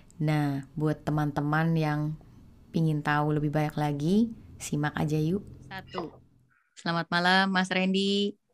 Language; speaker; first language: Indonesian; native; Indonesian